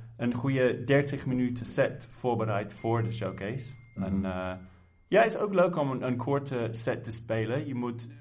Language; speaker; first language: Dutch; non-native, fluent; English